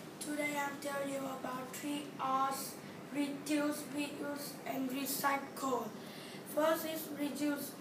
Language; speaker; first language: English; non-native, learner; Vietnamese